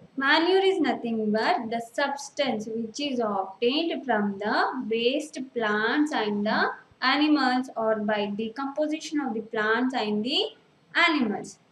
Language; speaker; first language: English; non-native, local second language; Telugu